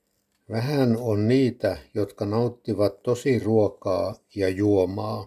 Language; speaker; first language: Finnish; native; Finnish